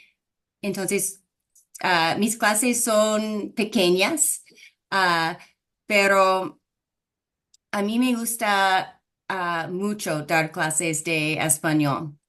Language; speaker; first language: Spanish; non-native, fluent; English